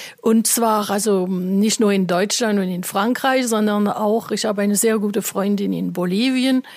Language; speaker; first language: German; non-native, fluent; French